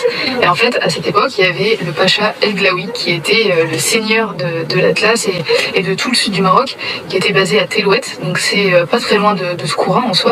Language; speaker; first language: French; native; French